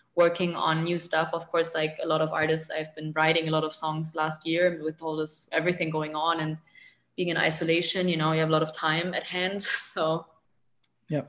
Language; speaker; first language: English; non-native, fluent; German